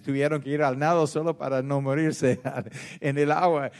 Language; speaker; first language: Spanish; non-native, fluent; English